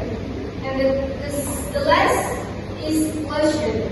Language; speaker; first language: English; non-native, learner; Indonesian